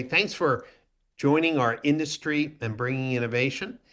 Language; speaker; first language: English; native; English